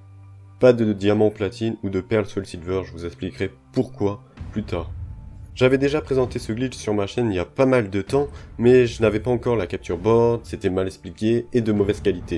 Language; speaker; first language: French; native; French